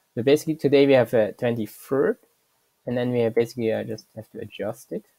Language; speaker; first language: English; non-native, fluent; German